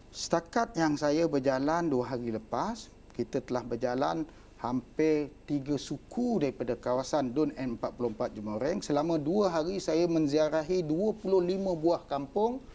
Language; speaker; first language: Malay; non-native, local second language; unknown